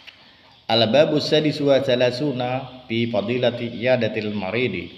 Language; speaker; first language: Arabic; non-native, fluent; Banjar